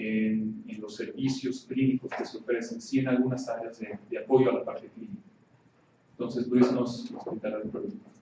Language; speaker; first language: Spanish; native; Spanish